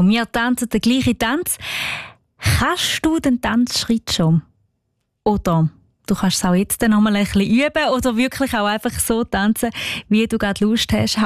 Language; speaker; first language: German; native; German